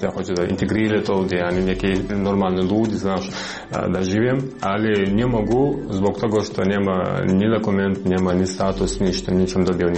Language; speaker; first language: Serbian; non-native, learner; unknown